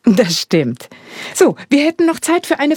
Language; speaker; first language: German; native; German